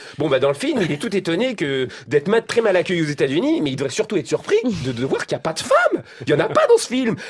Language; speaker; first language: French; native; French